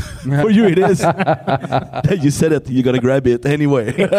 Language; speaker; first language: English; non-native, fluent; French